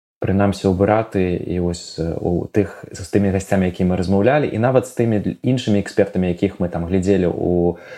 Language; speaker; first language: Belarusian; non-native, local second language; Russian